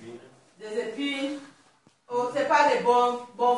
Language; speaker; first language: French; non-native, learner; Swahili